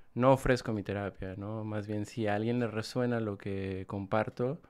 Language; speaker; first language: Spanish; native; Spanish